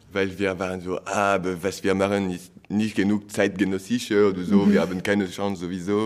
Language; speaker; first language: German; non-native, learner; French